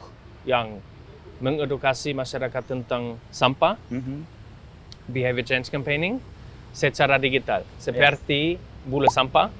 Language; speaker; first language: Indonesian; non-native, fluent; German